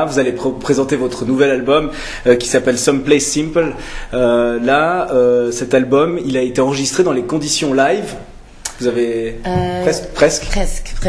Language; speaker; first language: French; native; French